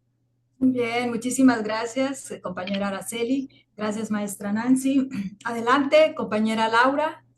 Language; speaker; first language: Spanish; native; Spanish